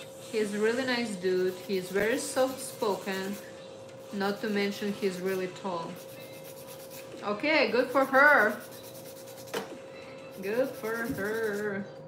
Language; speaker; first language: English; non-native, fluent; Russian